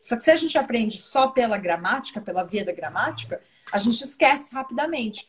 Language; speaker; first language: Portuguese; native; Portuguese